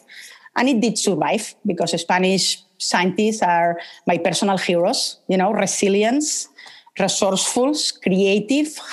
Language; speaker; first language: English; non-native, fluent; Spanish